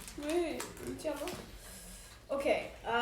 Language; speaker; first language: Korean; non-native, learner; English